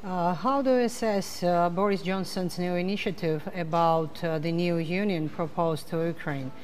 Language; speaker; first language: English; non-native, fluent; Georgian